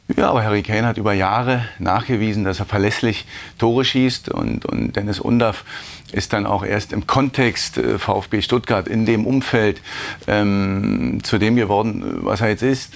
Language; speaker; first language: German; native; German